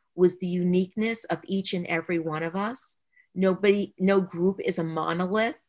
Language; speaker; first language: English; native; English